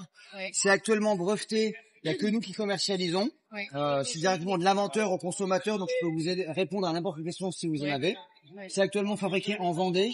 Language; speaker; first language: French; native; French